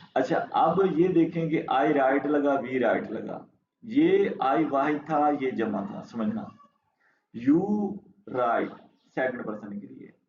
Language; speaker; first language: Urdu; non-native, local second language; Punjabi